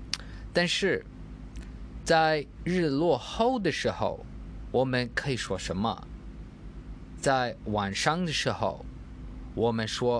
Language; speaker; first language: Chinese; non-native, learner; English